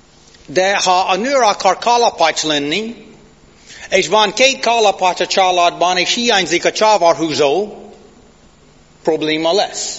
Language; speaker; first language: Hungarian; non-native, fluent; English